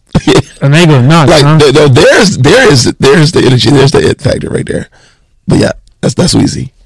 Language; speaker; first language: English; native; English